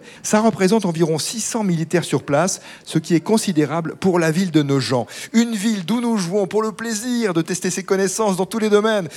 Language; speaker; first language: French; native; French